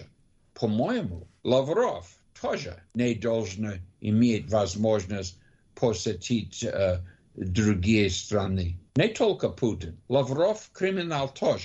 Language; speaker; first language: Russian; non-native, learner; English